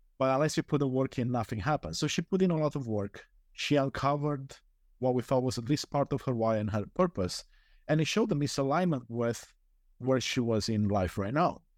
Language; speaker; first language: English; non-native, fluent; Romanian